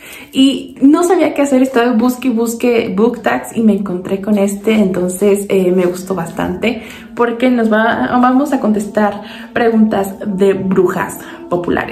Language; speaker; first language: Spanish; native; Spanish